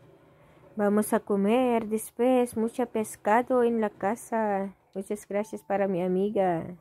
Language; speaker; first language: Spanish; non-native, learner; Filipino